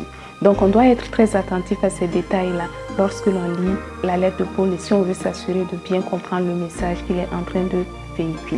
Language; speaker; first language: French; native; French